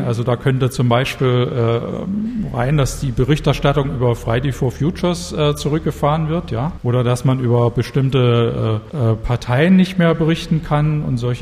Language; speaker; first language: German; native; German